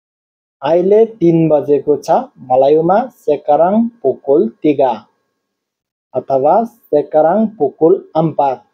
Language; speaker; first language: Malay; non-native, learner; Nepali